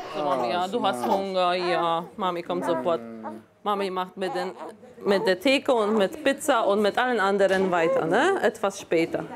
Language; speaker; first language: German; non-native, fluent; Polish